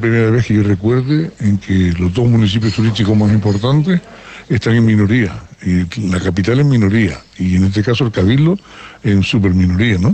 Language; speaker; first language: Spanish; native; Spanish